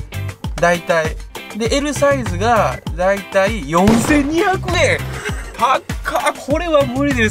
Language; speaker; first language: Japanese; native; Japanese